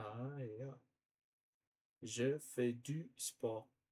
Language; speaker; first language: French; non-native, learner; Portuguese